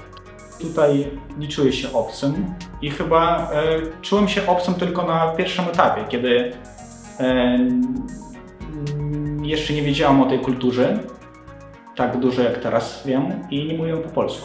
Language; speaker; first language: Polish; non-native, fluent; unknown